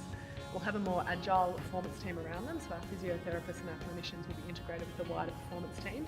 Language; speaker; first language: English; native; English